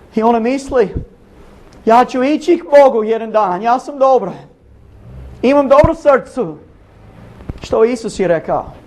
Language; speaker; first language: Bosnian; non-native, learner; English